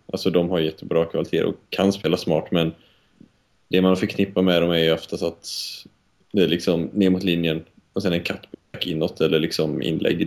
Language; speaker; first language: Swedish; native; Swedish